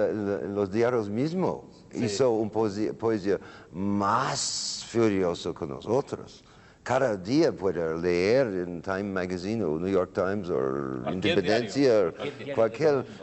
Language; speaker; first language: Spanish; non-native, learner; English